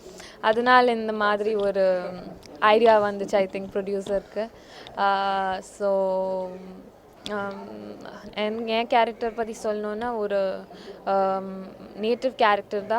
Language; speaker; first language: Tamil; non-native, fluent; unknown